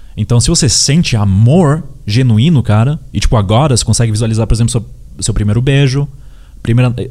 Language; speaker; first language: Portuguese; early bilingual, heritage; Portuguese